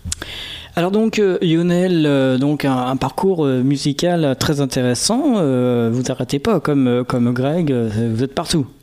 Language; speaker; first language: French; native; French